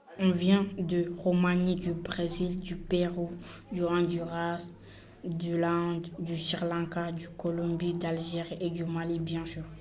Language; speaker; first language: French; non-native, learner; Bambara